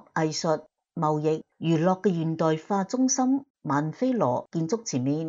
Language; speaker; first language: Chinese; non-native, local second language; Cantonese